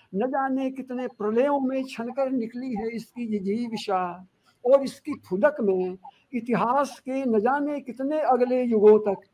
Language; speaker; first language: Hindi; native; Hindi